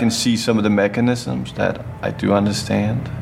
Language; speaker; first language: English; early bilingual, other home language; Danish